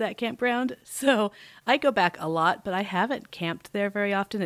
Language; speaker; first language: English; native; English